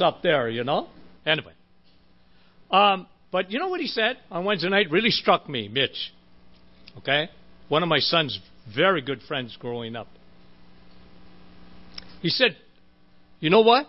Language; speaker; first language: English; native; English